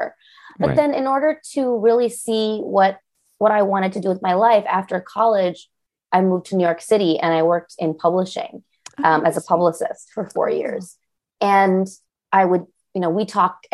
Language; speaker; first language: English; native; English